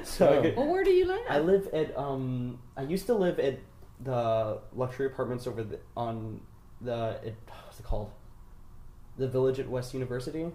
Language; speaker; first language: English; native; English